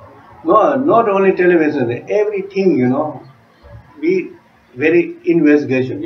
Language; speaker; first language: English; non-native, learner; Tibetan